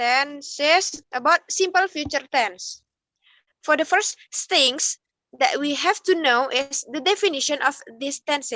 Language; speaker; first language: English; non-native, learner; Indonesian